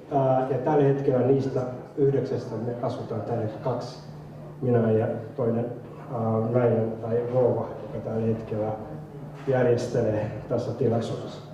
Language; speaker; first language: Finnish; non-native, fluent; Somali